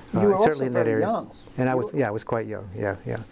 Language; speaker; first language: English; native; English